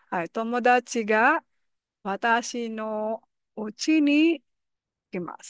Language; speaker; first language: Japanese; non-native, fluent; Filipino